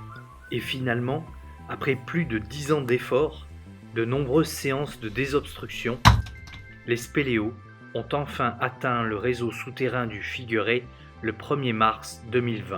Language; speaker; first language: French; native; French